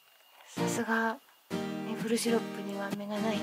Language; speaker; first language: Japanese; native; Japanese